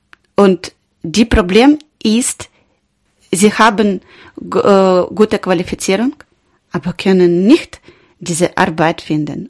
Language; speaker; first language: German; non-native, learner; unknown